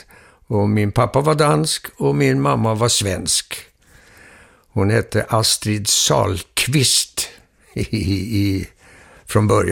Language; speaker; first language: Swedish; early bilingual, heritage; Swedish